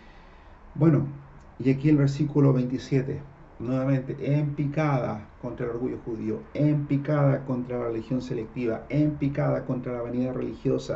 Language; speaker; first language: Spanish; native; Spanish